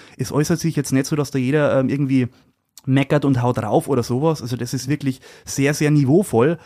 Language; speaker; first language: German; native; German